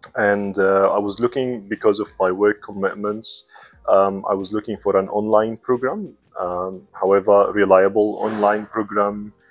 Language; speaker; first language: English; non-native, fluent; Arabic